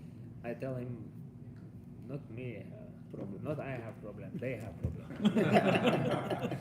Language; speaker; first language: English; non-native, learner; Russian